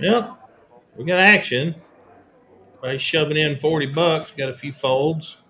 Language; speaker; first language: English; native; English